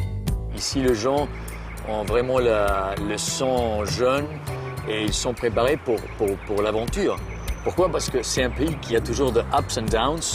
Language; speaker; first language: French; non-native, fluent; Spanish